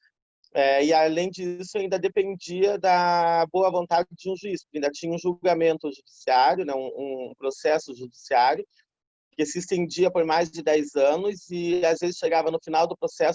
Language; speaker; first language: Portuguese; native; Portuguese